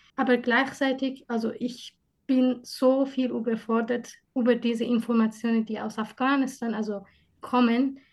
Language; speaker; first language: German; non-native, fluent; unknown